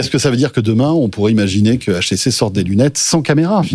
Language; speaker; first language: French; native; French